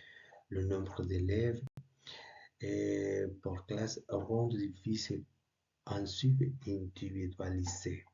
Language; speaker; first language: French; non-native, learner; Spanish